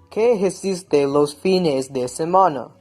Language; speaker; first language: Spanish; non-native, learner; English